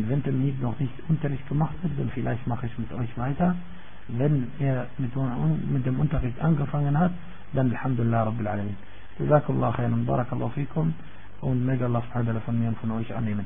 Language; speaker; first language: German; non-native, fluent; Arabic